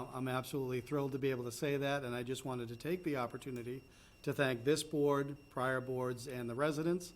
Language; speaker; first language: English; native; English